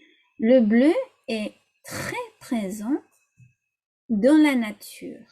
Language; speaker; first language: French; non-native, fluent; English